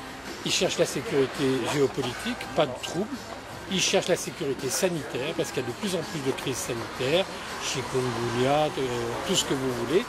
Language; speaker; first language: French; native; French